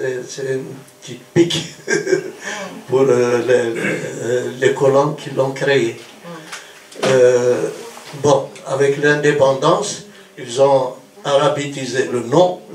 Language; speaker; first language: French; non-native, local second language; Kabyle